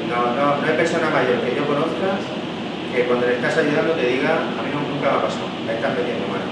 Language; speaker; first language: Spanish; native; Spanish